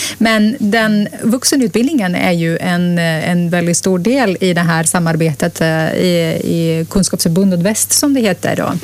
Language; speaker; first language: Swedish; non-native, fluent; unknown